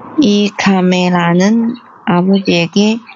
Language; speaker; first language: Korean; non-native, learner; Chinese